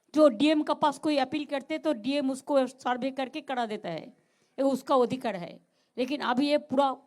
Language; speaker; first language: Hindi; non-native, local second language; Bangla